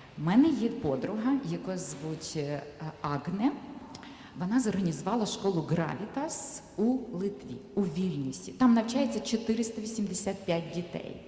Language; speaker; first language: Ukrainian; native; Ukrainian